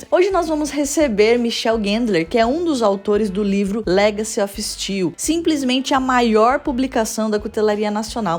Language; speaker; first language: Portuguese; native; Portuguese